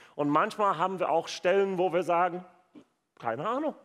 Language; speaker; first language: German; non-native, fluent; English